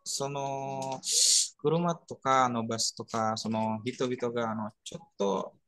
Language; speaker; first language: Japanese; non-native, learner; Indonesian